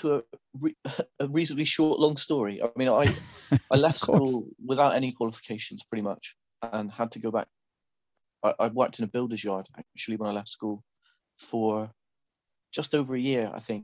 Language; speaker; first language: English; native; English